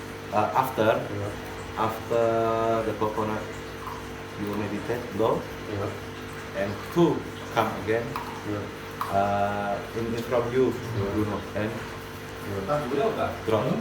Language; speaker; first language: English; non-native, learner; Indonesian